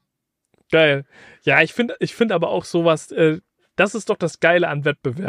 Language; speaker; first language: German; native; German